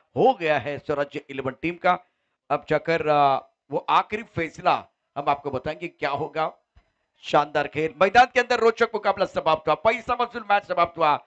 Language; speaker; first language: Hindi; non-native, local second language; Marathi